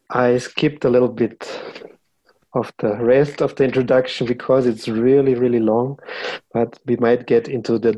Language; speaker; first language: English; non-native, fluent; German